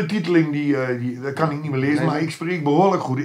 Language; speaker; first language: Dutch; native; Dutch